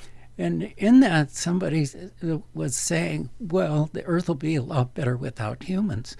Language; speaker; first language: English; native; English